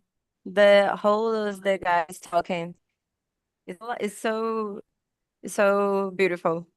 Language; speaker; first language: English; non-native, learner; Portuguese